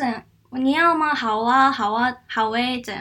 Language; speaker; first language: Chinese; non-native, fluent; Korean